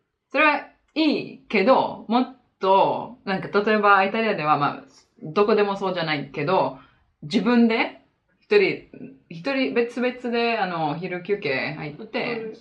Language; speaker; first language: Japanese; non-native, fluent; Italian